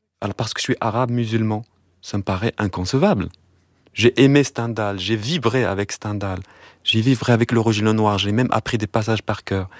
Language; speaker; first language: French; non-native, local second language; Arabic